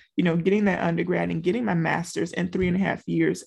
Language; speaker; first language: English; native; English